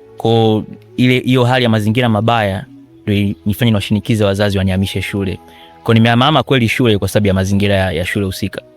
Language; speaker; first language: Swahili; native; Swahili